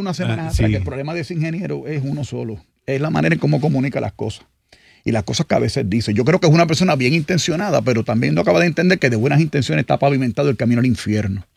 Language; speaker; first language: Spanish; native; Spanish